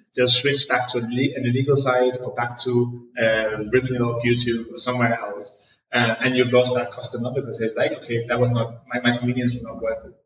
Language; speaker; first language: English; non-native, fluent; Danish